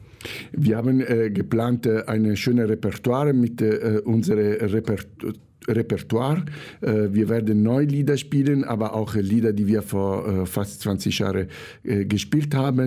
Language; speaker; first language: German; non-native, fluent; Italian